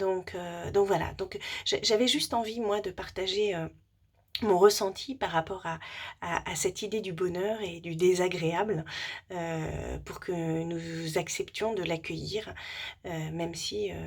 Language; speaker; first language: French; native; French